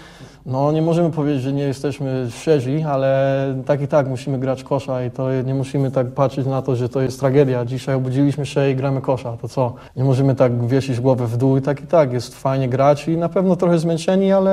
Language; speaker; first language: Polish; early bilingual, heritage; English